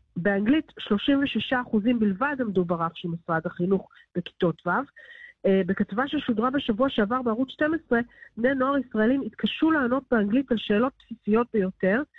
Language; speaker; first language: Hebrew; native; Hebrew